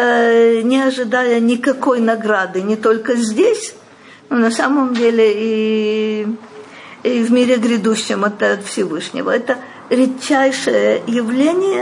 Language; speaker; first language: Russian; native; Russian